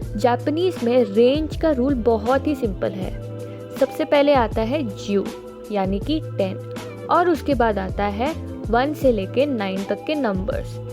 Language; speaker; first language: Hindi; native; Hindi